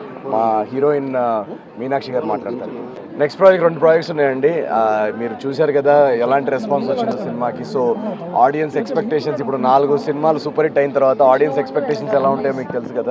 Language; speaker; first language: Telugu; native; Telugu